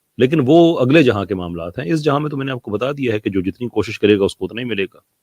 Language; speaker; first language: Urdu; non-native, local second language; Punjabi